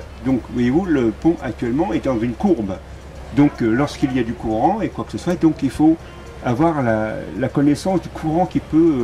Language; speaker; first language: French; native; French